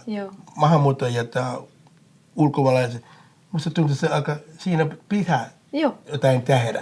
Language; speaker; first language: Finnish; non-native, fluent; English